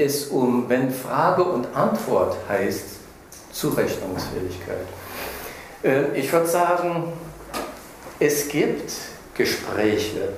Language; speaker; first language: German; non-native, fluent; English